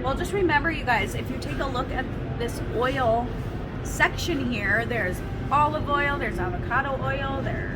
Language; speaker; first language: English; native; English